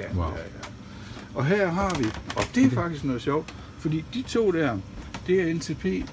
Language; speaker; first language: Danish; native; Danish